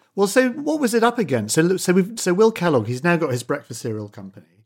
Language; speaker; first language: English; native; English